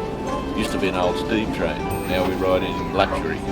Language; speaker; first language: English; native; English